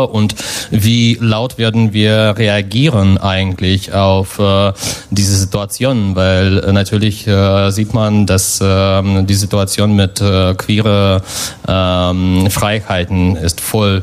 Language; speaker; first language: German; non-native, fluent; Russian